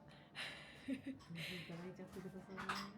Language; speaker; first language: Japanese; native; Japanese